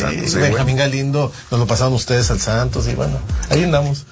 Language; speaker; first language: Spanish; native; Spanish